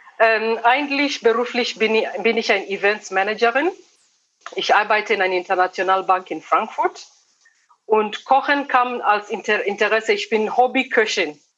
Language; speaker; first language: German; non-native, fluent; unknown